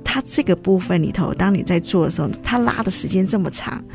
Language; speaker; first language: Chinese; native; Chinese